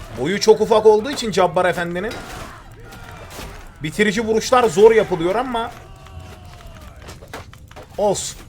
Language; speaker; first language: Turkish; native; Turkish